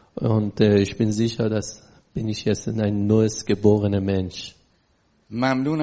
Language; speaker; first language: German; non-native, learner; Persian